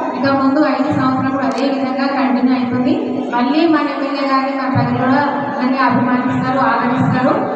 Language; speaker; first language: Telugu; native; Telugu